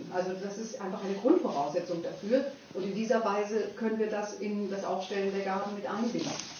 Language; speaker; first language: German; native; German